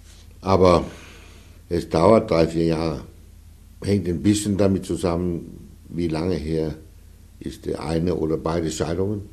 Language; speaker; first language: German; non-native, fluent; Danish